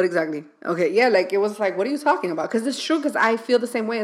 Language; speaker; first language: English; native; English